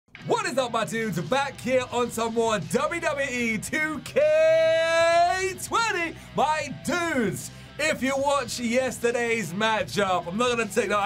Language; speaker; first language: English; native; English